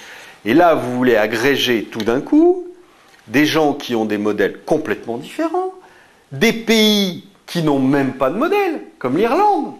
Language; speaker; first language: French; native; French